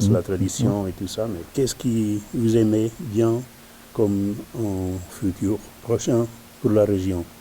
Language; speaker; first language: French; non-native, learner; Portuguese